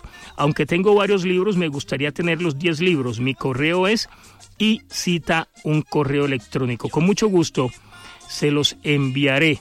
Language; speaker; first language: Spanish; native; Spanish